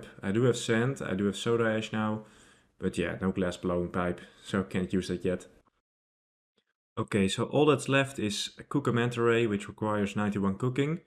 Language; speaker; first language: English; non-native, fluent; Dutch